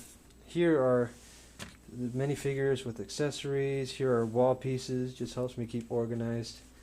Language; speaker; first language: English; native; English